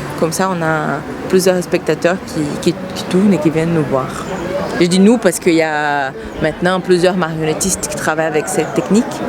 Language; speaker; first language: French; non-native, fluent; Portuguese